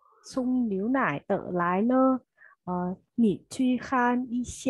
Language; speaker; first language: Chinese; non-native, learner; Vietnamese